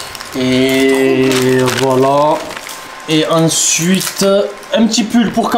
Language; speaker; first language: French; native; French